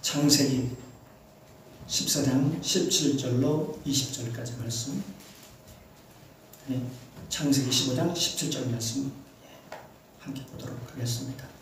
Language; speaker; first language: Korean; native; Korean